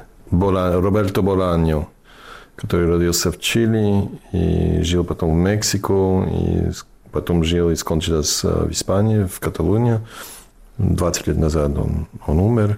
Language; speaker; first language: Russian; non-native, fluent; English